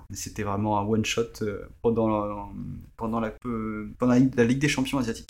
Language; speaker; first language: French; early bilingual, other home language; Portuguese